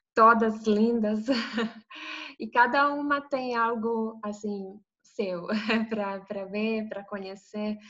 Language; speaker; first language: Portuguese; non-native, fluent; Croatian